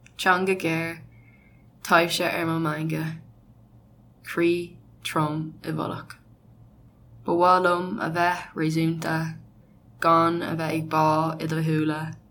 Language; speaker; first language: Irish; non-native, local second language; English